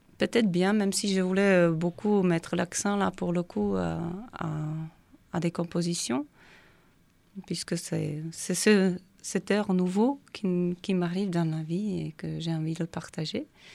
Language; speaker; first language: French; non-native, fluent; Czech